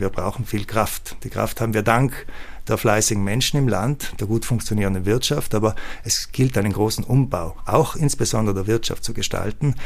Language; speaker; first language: German; native; German